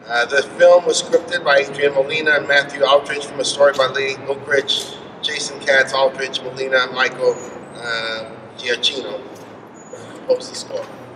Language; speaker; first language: English; early bilingual, other home language; Spanish